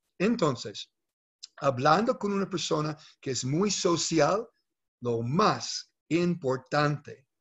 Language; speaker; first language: Spanish; non-native, fluent; English